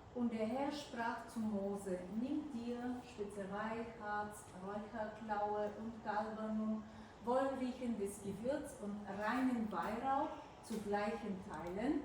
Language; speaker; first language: German; non-native, fluent; Bulgarian